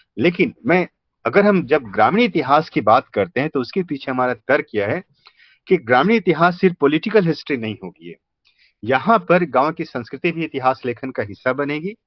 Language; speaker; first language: Hindi; native; Hindi